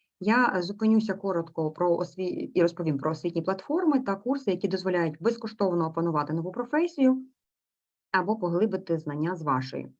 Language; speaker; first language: Ukrainian; native; Ukrainian